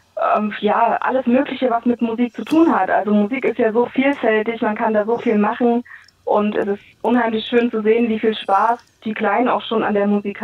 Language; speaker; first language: German; native; German